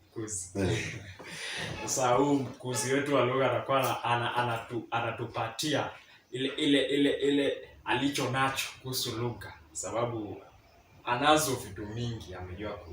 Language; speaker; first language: Swahili; non-native, local second language; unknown